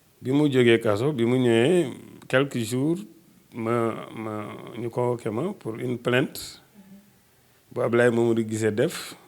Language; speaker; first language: Wolof; native; Wolof